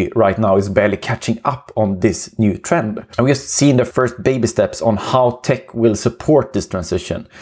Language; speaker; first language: English; non-native, fluent; Swedish